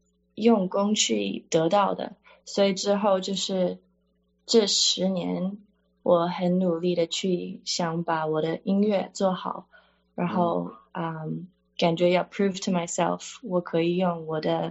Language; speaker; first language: Chinese; early bilingual, heritage; Chinese